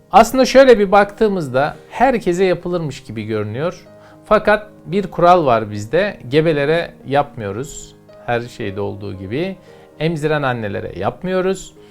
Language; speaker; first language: Turkish; native; Turkish